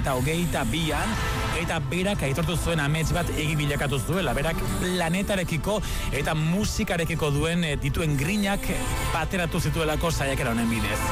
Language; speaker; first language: Basque; native; Basque